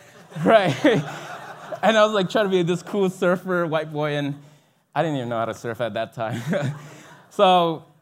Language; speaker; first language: English; early bilingual, other home language; Vietnamese